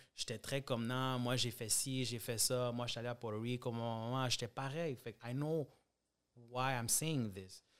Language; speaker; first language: French; early bilingual, other home language; Spanish